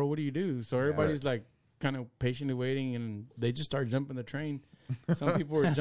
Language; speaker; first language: English; early bilingual, other home language; Spanish